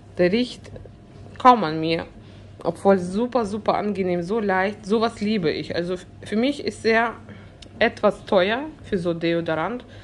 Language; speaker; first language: German; early bilingual, other home language; Russian